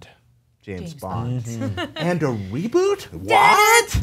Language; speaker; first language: English; native; English